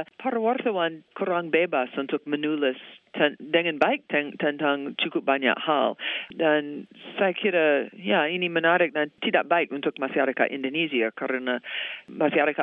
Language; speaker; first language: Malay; non-native, fluent; English